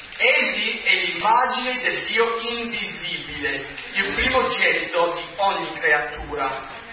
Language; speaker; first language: Italian; non-native, fluent; English